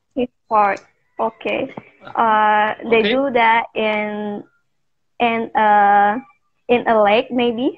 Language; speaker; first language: English; non-native, learner; Indonesian